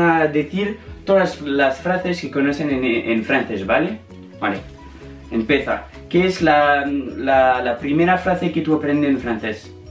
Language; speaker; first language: Spanish; non-native, learner; French